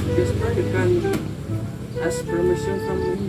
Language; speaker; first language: English; non-native, learner; Filipino